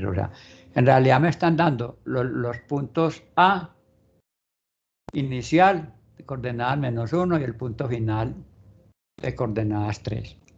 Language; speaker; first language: Spanish; native; Spanish